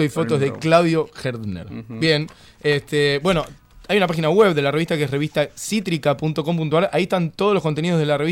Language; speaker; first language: Spanish; native; Spanish